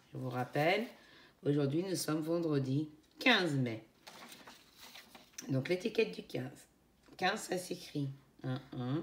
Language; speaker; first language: French; native; French